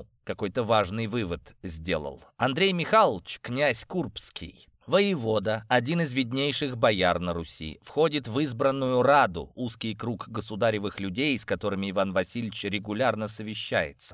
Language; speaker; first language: Russian; native; Russian